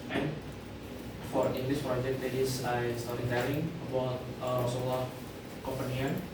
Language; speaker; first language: English; non-native, learner; Indonesian